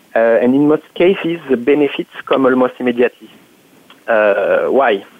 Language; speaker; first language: English; non-native, fluent; French